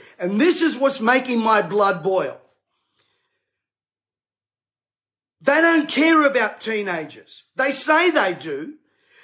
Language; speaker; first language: English; native; English